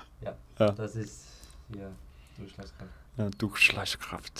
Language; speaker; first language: German; non-native, fluent; Icelandic